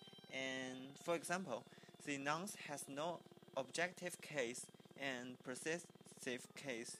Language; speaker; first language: English; non-native, learner; Chinese